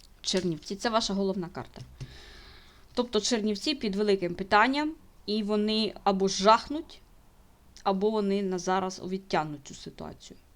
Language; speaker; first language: Ukrainian; non-native, local second language; Russian